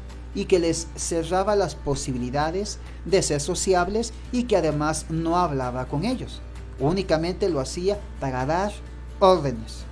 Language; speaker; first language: Spanish; native; Spanish